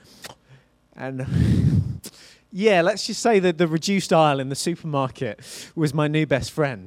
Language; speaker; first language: English; native; English